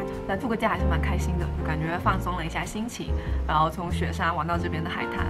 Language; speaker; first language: Chinese; native; Chinese